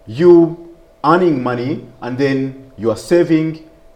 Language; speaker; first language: English; non-native, local second language; Ganda